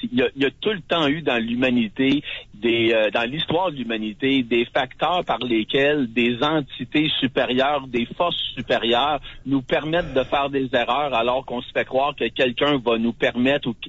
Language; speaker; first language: French; native; French